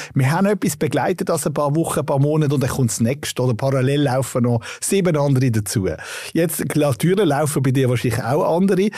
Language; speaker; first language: German; native; German